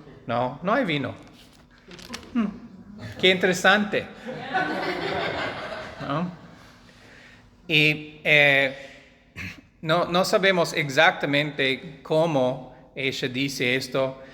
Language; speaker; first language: Spanish; non-native, fluent; English